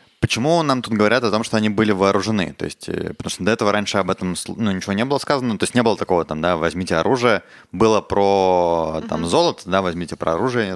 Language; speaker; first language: Russian; native; Russian